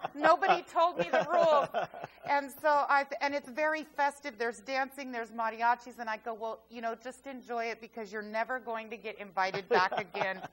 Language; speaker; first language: English; native; English